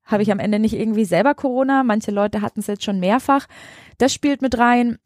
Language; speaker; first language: German; native; German